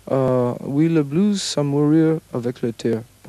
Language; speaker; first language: French; non-native, learner; English